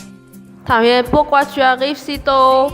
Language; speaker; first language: French; non-native, learner; Vietnamese